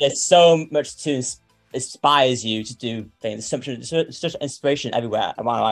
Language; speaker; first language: English; native; English